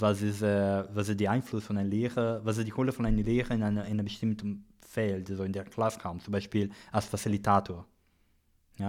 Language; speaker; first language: German; non-native, learner; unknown